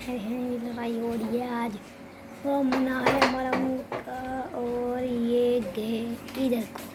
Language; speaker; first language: Hindi; non-native, local second language; Punjabi